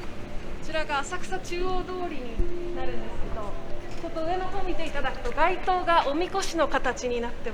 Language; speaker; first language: Japanese; native; Japanese